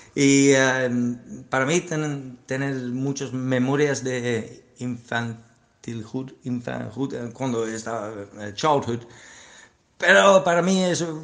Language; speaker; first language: Spanish; non-native, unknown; English